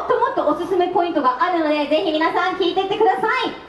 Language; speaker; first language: Japanese; native; Japanese